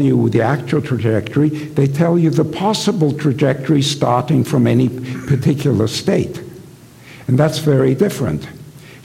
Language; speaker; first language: English; native; English